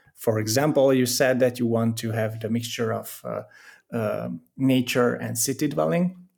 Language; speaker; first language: English; non-native, fluent; Hungarian